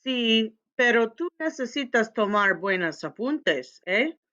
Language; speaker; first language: Spanish; non-native, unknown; English